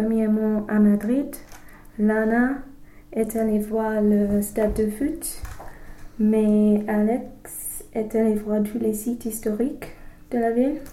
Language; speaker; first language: French; non-native, learner; English